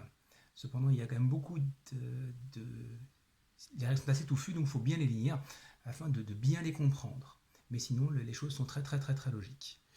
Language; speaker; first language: French; native; French